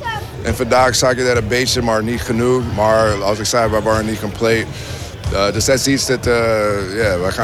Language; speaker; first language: Dutch; non-native, learner; English